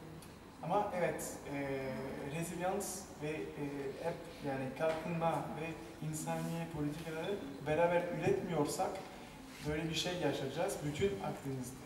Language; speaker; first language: Turkish; non-native, fluent; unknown